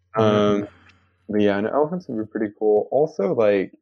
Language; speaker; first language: English; native; English